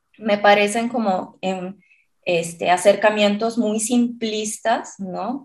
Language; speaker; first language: Spanish; non-native, fluent; Italian